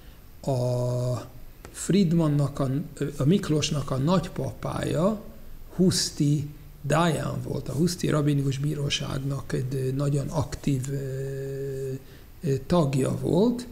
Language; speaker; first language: Hungarian; non-native, fluent; English